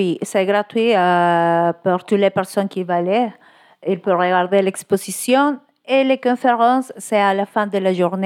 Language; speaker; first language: French; non-native, learner; Spanish